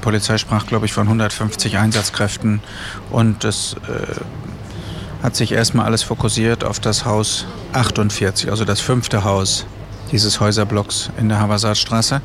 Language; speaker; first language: German; native; German